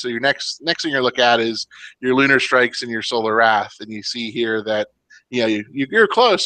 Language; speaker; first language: English; native; English